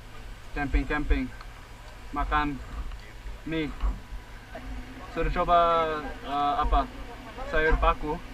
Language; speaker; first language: Indonesian; non-native, learner; English